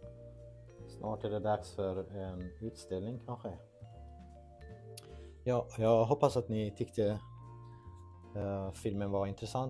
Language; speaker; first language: Swedish; non-native, fluent; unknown